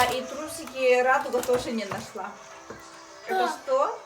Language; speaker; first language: Russian; non-native, local second language; Yakut